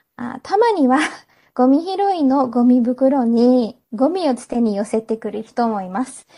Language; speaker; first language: Japanese; non-native, fluent; English